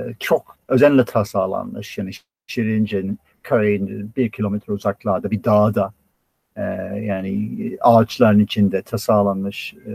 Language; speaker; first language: Turkish; non-native, fluent; English